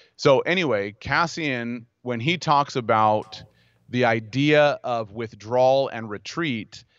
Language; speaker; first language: English; native; English